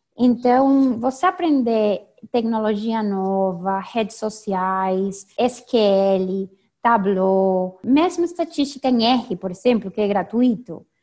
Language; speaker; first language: Portuguese; non-native, fluent; Spanish